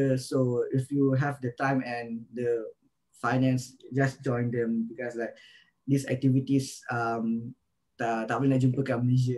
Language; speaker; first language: English; non-native, local second language; Malay